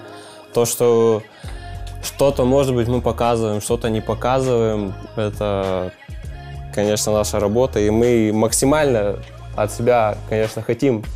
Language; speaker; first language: Russian; native; Russian